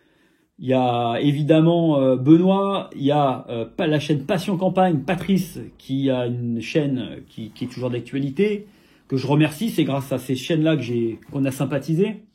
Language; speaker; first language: French; native; French